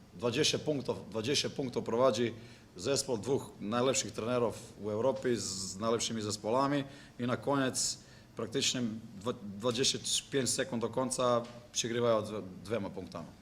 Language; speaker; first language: Polish; non-native, learner; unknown